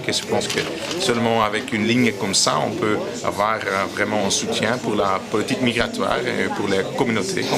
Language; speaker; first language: French; non-native, local second language; Dutch